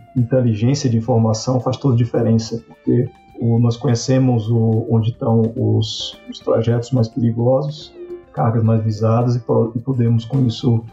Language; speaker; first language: Portuguese; native; Portuguese